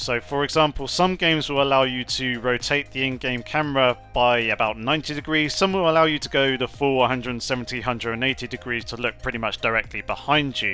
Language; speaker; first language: English; native; English